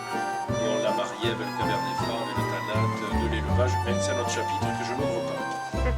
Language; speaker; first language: French; native; French